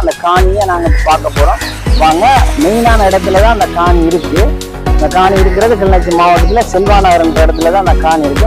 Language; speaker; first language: Tamil; native; Tamil